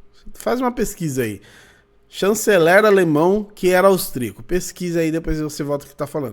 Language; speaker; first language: Portuguese; native; Portuguese